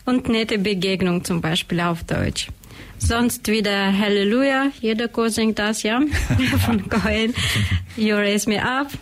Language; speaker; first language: German; non-native, learner; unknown